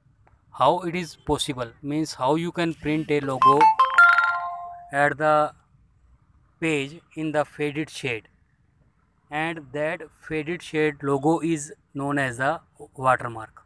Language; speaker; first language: English; non-native, local second language; Hindi